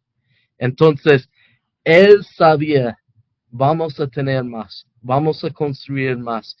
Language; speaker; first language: Spanish; non-native, fluent; English